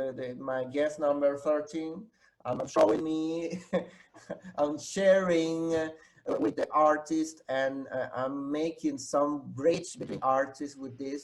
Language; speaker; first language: English; non-native, fluent; Spanish